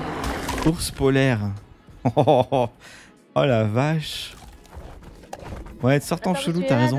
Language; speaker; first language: French; native; French